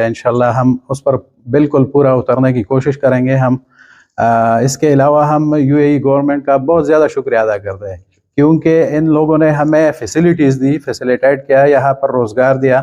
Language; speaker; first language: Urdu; non-native, local second language; Pashto